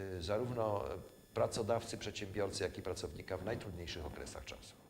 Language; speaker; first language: Polish; native; Polish